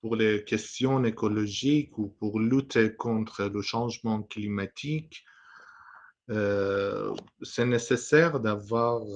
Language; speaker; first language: French; non-native, fluent; Persian